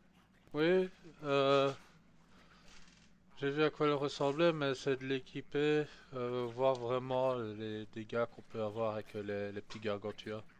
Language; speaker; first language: French; native; French